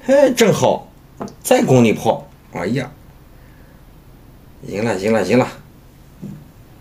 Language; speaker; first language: Chinese; native; Chinese